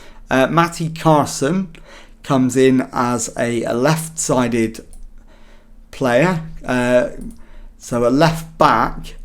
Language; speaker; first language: English; native; English